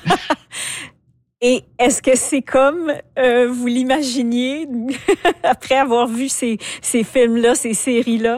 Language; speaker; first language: French; native; French